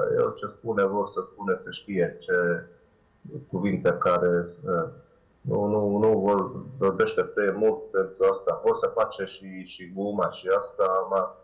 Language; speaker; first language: Romanian; non-native, learner; Bosnian